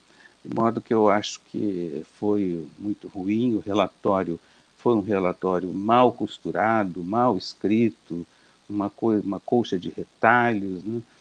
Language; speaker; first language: Portuguese; native; Portuguese